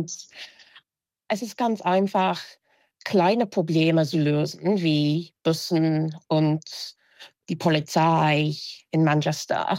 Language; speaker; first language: German; non-native, fluent; English